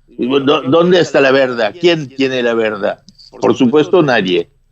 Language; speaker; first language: Spanish; non-native, fluent; French